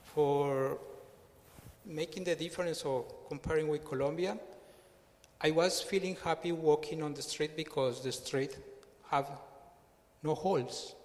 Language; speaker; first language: English; non-native, fluent; Spanish